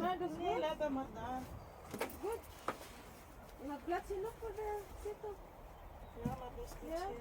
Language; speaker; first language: Dutch; non-native, learner; Cebuano